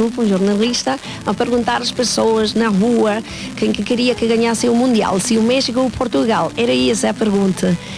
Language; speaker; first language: Portuguese; non-native, fluent; Spanish